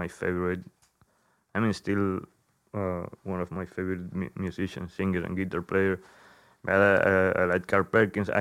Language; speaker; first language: English; non-native, fluent; Spanish